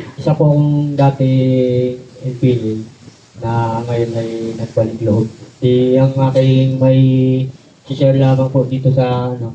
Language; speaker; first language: Filipino; native; Filipino